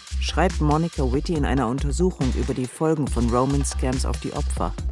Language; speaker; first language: German; native; German